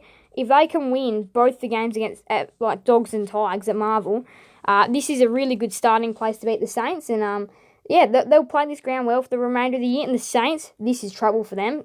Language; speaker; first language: English; native; English